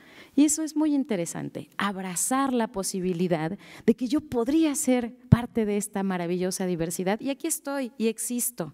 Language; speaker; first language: Spanish; native; Spanish